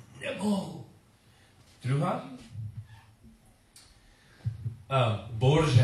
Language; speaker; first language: Czech; non-native, learner; English